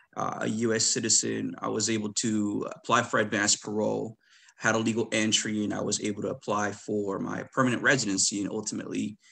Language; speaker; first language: English; early bilingual, other home language; Spanish